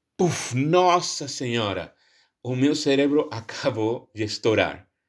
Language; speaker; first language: Portuguese; non-native, fluent; Spanish